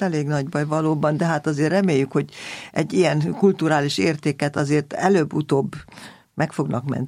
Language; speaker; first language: Hungarian; native; Hungarian